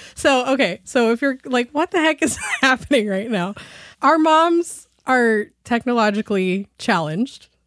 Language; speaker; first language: English; native; English